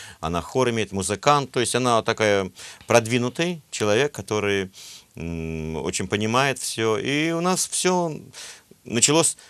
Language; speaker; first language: Russian; native; Russian